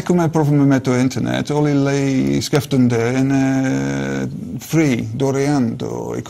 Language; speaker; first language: Greek; non-native, learner; English